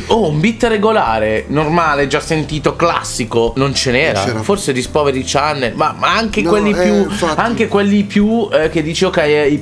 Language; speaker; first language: Italian; native; Italian